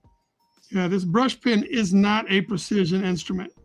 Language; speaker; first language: English; native; English